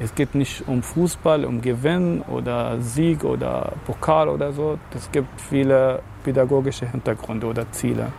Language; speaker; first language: German; non-native, fluent; Arabic